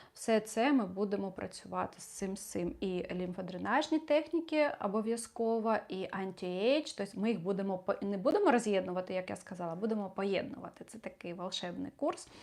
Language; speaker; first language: Ukrainian; non-native, local second language; Russian